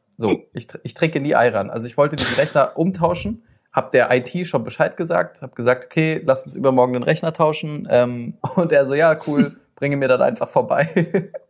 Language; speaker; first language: German; early bilingual, other home language; Turkish